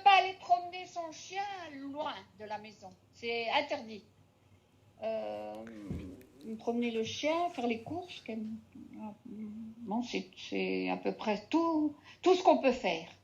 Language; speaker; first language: French; non-native, fluent; Spanish